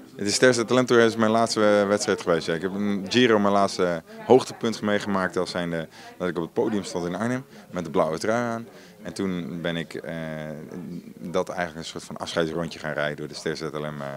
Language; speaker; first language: Dutch; native; Dutch